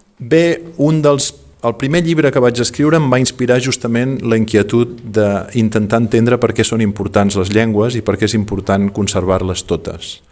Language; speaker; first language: Catalan; native; Catalan